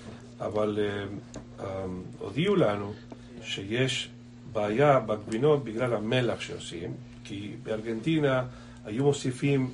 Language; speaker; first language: Hebrew; non-native, fluent; Spanish